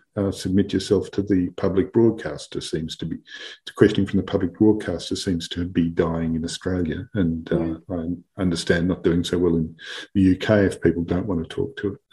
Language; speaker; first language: English; native; English